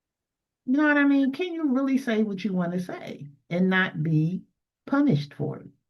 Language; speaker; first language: English; native; English